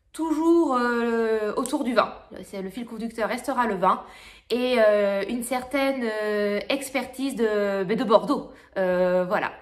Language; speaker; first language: French; native; French